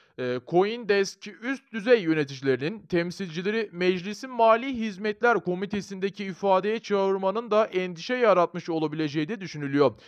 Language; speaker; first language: Turkish; native; Turkish